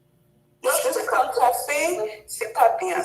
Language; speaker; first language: French; non-native, learner; English